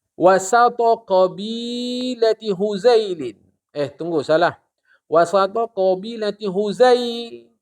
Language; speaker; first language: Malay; non-native, local second language; Indonesian